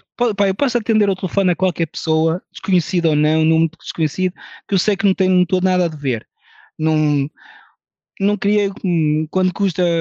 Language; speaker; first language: Portuguese; early bilingual, heritage; French